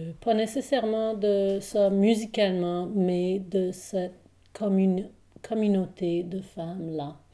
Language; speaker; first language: French; non-native, local second language; English